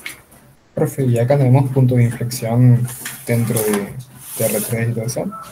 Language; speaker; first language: Spanish; native; Spanish